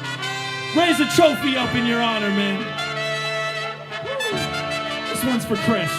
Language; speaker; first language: English; native; English